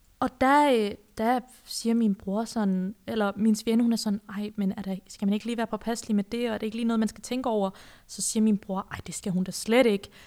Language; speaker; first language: Danish; early bilingual, other home language; Persian